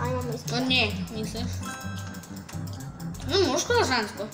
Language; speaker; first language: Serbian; early bilingual, heritage; Serbian